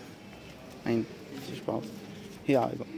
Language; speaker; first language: German; non-native, learner; Bangla